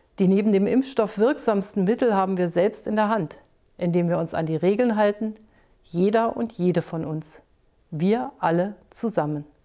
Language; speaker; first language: German; native; German